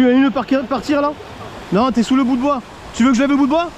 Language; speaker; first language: French; native; French